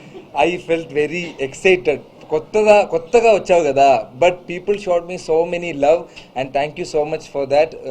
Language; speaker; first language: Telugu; non-native, learner; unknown